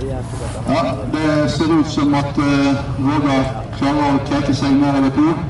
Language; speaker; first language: Norwegian; native; Norwegian